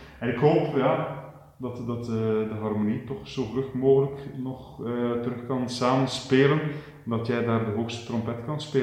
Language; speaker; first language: Dutch; native; Dutch